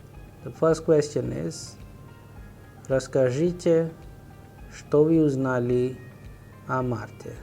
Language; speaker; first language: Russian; non-native, fluent; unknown